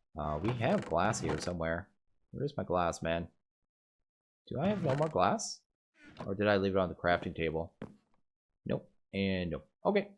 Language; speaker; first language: English; native; English